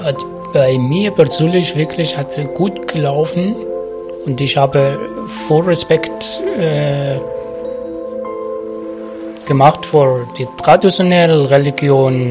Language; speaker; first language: German; non-native, learner; Arabic